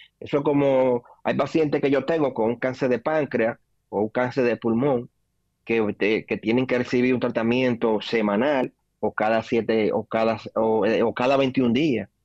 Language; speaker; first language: Spanish; native; Spanish